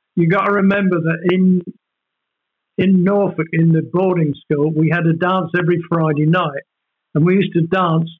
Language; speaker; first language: English; native; English